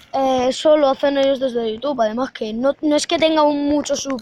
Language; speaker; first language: Spanish; native; Spanish